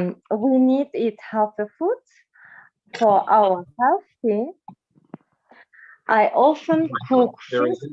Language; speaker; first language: English; non-native, learner; Russian